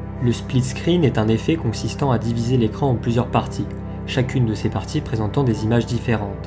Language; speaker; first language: French; native; French